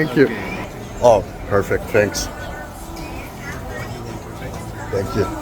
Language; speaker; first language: English; non-native, learner; German